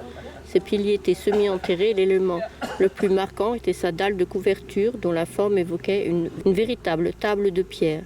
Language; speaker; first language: French; native; French